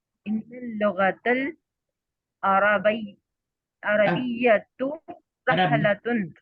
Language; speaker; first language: Arabic; non-native, learner; Urdu